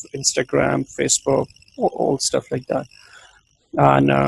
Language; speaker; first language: English; non-native, local second language; Urdu